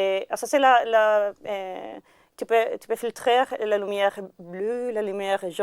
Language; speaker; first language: French; non-native, learner; Spanish